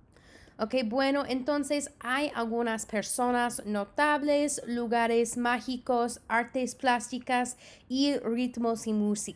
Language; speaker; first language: Spanish; non-native, fluent; English